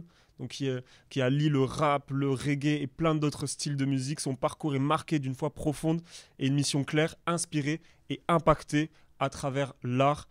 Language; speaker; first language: French; native; French